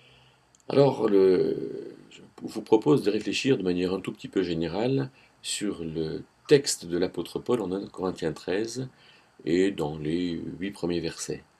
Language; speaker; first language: French; native; French